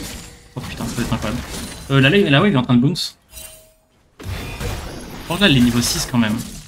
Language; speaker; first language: French; native; French